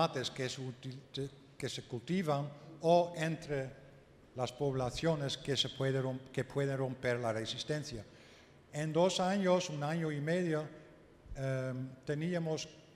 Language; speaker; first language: Spanish; non-native, learner; Dutch